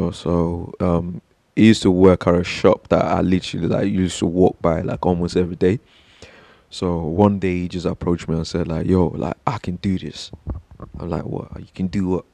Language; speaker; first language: English; non-native, local second language; Yoruba